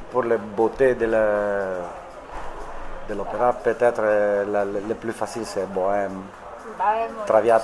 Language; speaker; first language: French; non-native, fluent; Italian